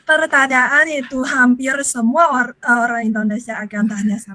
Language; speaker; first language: Indonesian; non-native, learner; Chinese